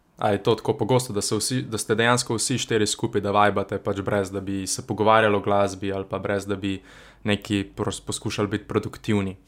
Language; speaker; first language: Slovenian; native; Slovenian